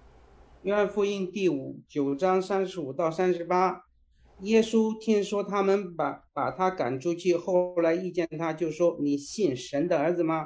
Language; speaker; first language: Chinese; native; Chinese